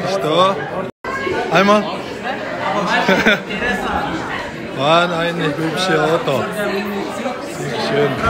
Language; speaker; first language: German; non-native, learner; Tibetan